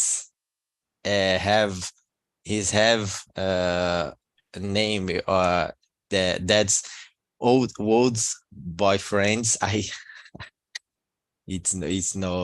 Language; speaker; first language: English; non-native, learner; Portuguese